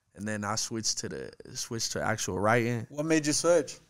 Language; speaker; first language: English; native; English